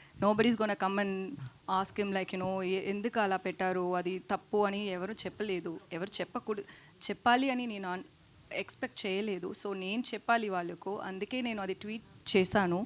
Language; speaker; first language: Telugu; non-native, learner; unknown